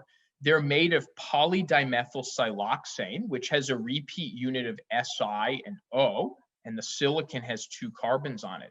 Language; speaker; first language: English; native; English